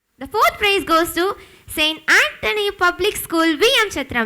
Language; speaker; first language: English; non-native, local second language; Tamil